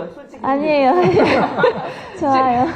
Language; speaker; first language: Korean; non-native, learner; Japanese